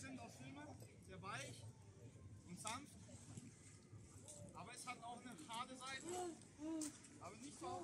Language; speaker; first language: German; non-native, fluent; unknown